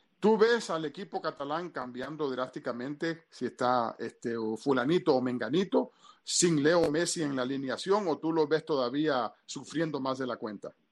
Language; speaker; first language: Spanish; early bilingual, heritage; Spanish